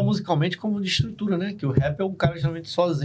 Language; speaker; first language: Portuguese; native; Portuguese